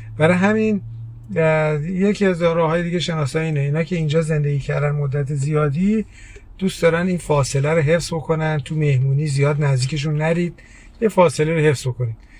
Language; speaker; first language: Persian; early bilingual, heritage; Persian